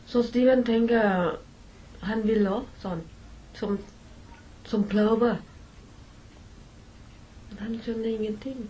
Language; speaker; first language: Norwegian; non-native, learner; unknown